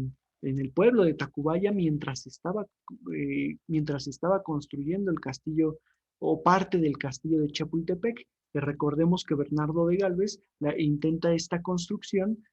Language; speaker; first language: Spanish; native; Spanish